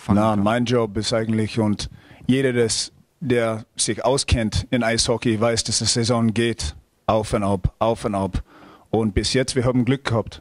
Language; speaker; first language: German; non-native, fluent; English